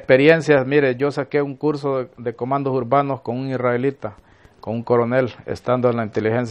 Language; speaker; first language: Spanish; native; Spanish